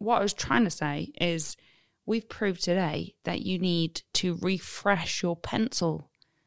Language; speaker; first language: English; native; English